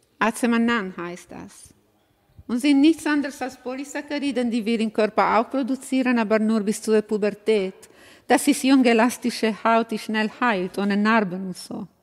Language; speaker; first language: German; non-native, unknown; Italian